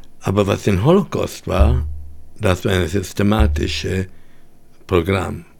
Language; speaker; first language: German; early bilingual, heritage; German